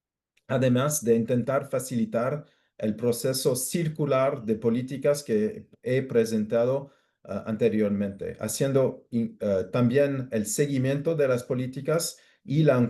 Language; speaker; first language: Spanish; non-native, fluent; English